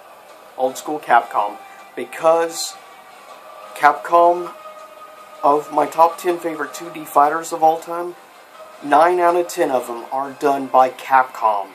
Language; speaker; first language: English; native; English